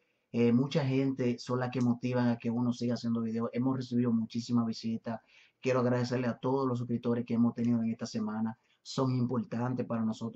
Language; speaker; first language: Spanish; native; Spanish